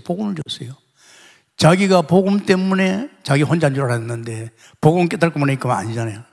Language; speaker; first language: Korean; native; Korean